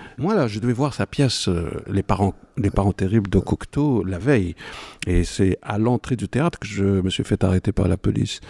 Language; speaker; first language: French; non-native, local second language; Arabic